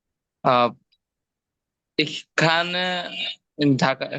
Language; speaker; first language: German; non-native, learner; Bangla